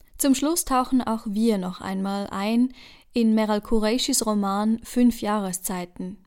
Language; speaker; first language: German; native; German